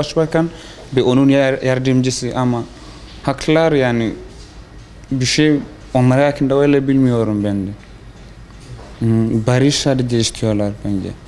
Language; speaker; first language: Turkish; non-native, learner; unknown